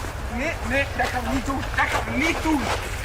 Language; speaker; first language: Dutch; native; Dutch